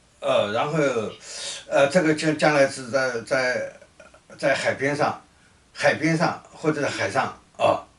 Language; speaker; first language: Chinese; native; Chinese